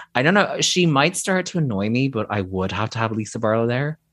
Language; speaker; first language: English; native; English